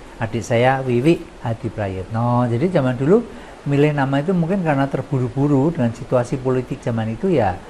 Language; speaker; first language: Indonesian; non-native, local second language; Javanese